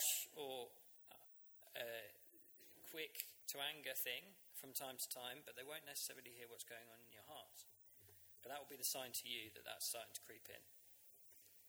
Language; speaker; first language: English; native; English